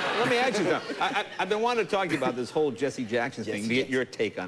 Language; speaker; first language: English; native; English